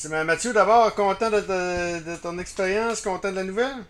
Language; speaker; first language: French; native; French